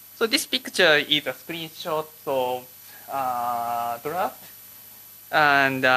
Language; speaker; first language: English; non-native, learner; Japanese